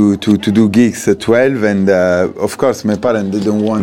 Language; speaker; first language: English; non-native, learner; Italian